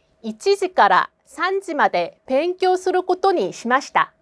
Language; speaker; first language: Japanese; non-native, fluent; Korean